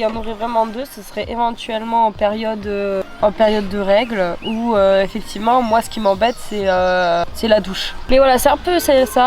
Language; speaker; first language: French; native; French